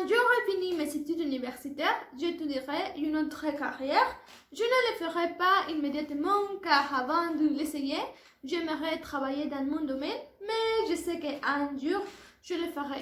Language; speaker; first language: French; non-native, learner; Spanish